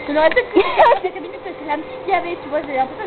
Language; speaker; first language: French; native; French